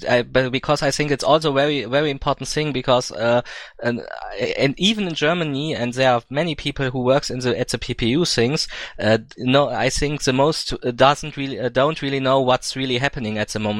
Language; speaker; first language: English; non-native, fluent; German